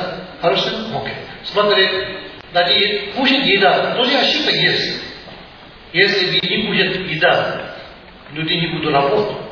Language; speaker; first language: Russian; non-native, learner; Tibetan